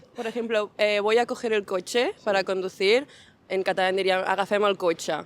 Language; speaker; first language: Spanish; non-native, local second language; Catalan